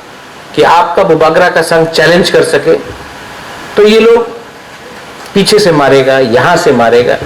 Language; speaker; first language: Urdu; non-native, local second language; Kok Borok